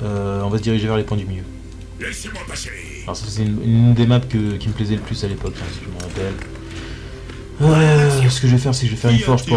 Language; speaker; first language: French; native; French